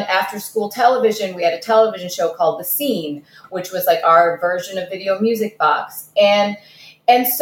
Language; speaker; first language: English; early bilingual, other home language; Russian